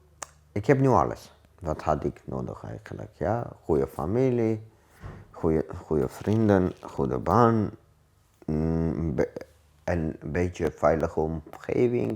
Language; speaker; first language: Dutch; non-native, learner; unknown